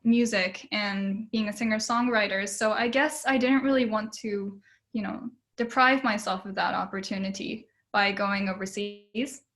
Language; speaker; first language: English; early bilingual, other home language; Japanese